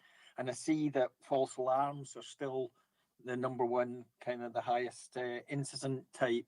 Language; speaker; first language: English; native; English